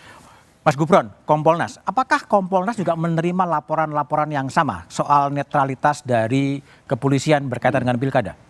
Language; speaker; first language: Indonesian; native; Indonesian